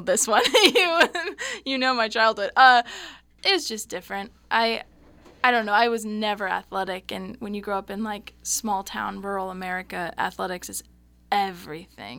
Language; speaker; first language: English; native; English